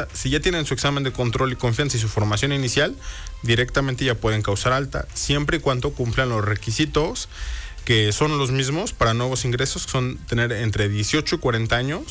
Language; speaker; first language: Spanish; native; Spanish